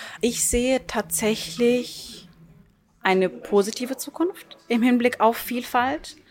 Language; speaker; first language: German; early bilingual, other home language; Turkish